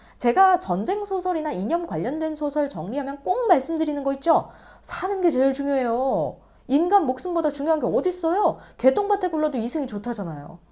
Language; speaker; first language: Korean; native; Korean